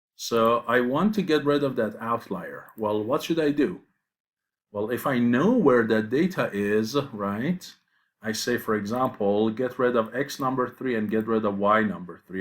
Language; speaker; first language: English; non-native, fluent; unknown